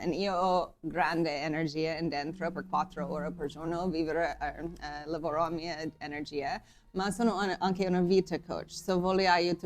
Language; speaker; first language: Italian; non-native, learner; English